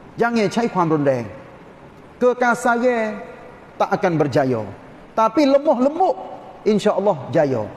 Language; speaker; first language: Malay; native; Malay